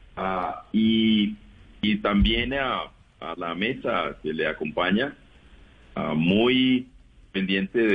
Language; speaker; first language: Spanish; native; Spanish